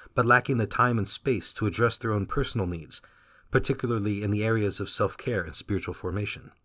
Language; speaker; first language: English; early bilingual, other home language; Vietnamese